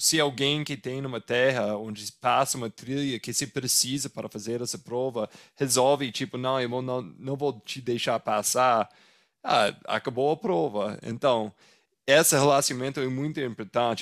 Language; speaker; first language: Portuguese; non-native, fluent; English